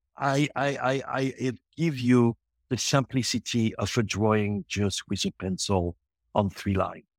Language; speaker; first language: English; non-native, local second language; French